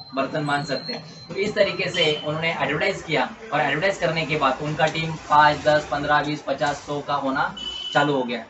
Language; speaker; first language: Hindi; non-native, local second language; Marathi